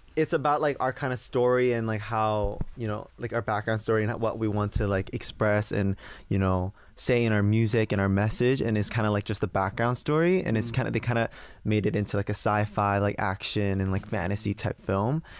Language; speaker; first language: English; early bilingual, other home language; Korean